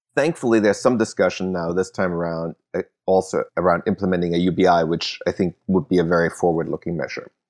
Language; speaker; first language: English; early bilingual, other home language; German